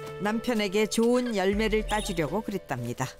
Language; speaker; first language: Korean; native; Korean